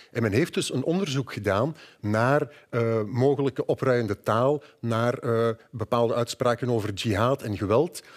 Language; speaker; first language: Dutch; native; Dutch